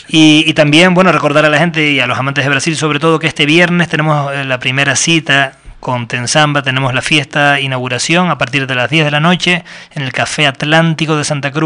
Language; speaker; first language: Spanish; native; Spanish